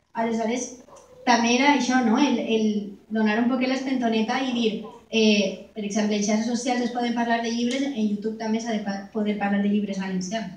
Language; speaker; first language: Catalan; non-native, local second language; Spanish